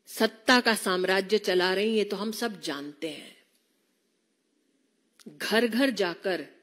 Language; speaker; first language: Hindi; native; Hindi